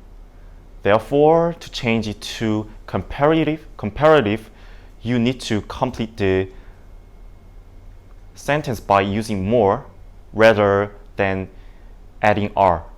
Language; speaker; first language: English; non-native, learner; Indonesian